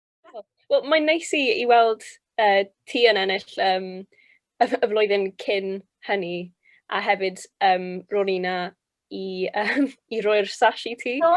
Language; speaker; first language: Welsh; non-native, local second language; English